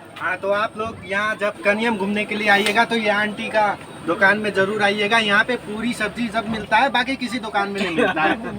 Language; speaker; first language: Hindi; non-native, fluent; Nepali